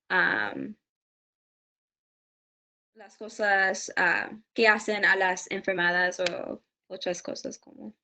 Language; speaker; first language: Spanish; non-native, learner; English